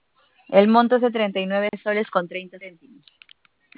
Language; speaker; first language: Spanish; native; Spanish